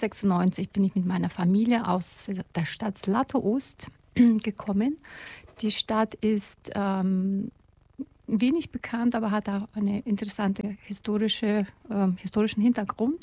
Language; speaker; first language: German; non-native, fluent; Russian